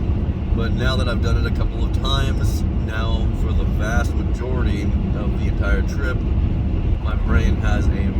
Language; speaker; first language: English; native; English